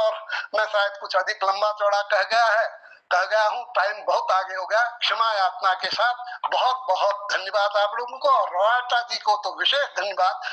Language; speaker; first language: Hindi; non-native, local second language; Nepali